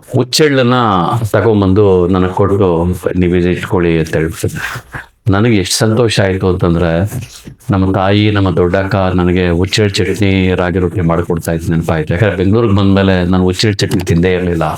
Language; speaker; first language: Kannada; native; Kannada